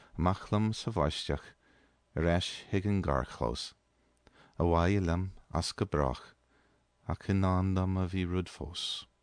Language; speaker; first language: Irish; non-native, fluent; English